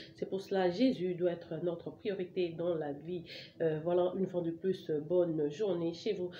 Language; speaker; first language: French; non-native, local second language; Lingala